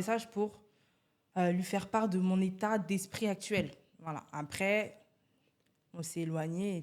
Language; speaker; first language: French; native; French